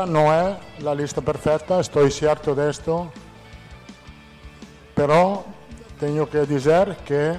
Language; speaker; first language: Portuguese; non-native, fluent; Italian